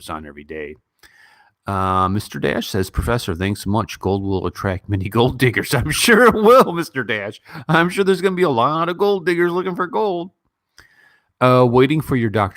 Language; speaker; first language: English; native; English